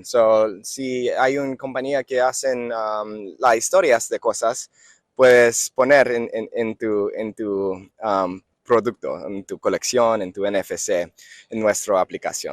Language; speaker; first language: Spanish; non-native, learner; English